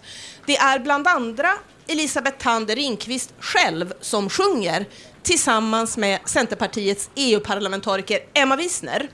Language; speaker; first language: Swedish; native; Swedish